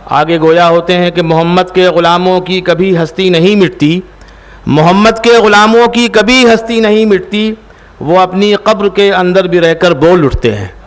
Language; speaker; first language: Urdu; native; Urdu